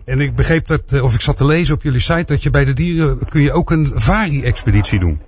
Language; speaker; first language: Dutch; native; Dutch